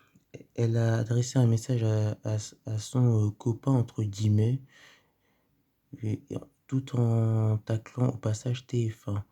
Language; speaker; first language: French; native; French